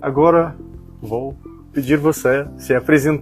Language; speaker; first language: Portuguese; non-native, fluent; Russian